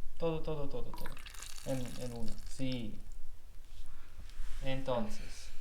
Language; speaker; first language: Spanish; non-native, learner; German